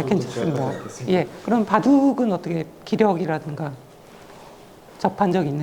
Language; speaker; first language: Korean; native; Korean